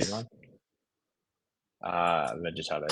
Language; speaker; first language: Spanish; non-native, learner; English